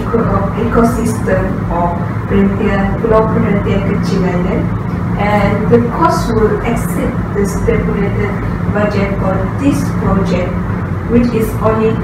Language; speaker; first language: English; non-native, local second language; Malay